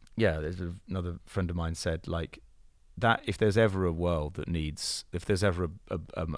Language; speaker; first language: English; native; English